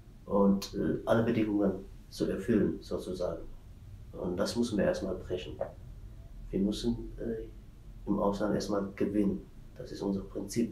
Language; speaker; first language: German; non-native, fluent; Tigrinya